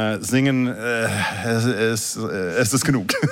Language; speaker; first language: German; non-native, fluent; English